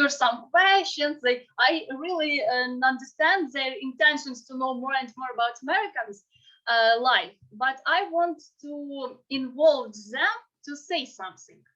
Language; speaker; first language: English; non-native, fluent; Ukrainian